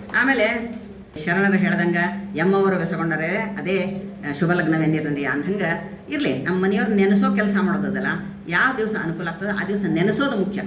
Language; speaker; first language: Kannada; native; Kannada